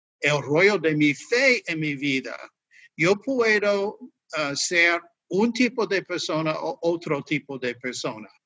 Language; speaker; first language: Spanish; non-native, learner; English